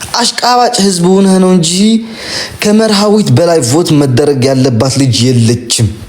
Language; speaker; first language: Amharic; non-native, local second language; Tigrinya